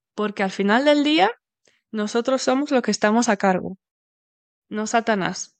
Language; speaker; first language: Spanish; native; Spanish